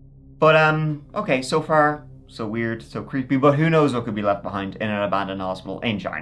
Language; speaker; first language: English; native; English